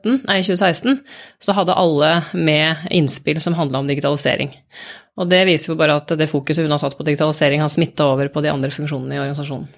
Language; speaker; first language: Norwegian; native; Norwegian